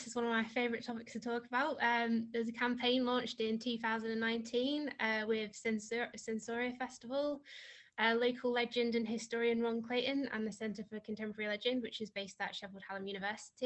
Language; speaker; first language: English; native; English